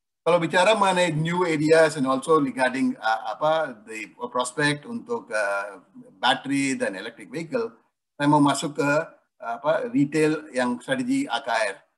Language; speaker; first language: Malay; non-native, fluent; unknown